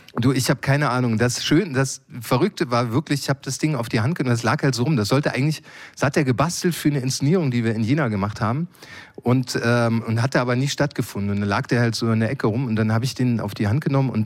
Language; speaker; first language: German; native; German